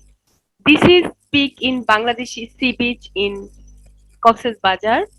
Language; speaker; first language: English; non-native, local second language; Bangla